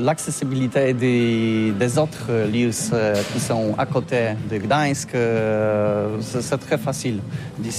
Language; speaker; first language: French; non-native, learner; Polish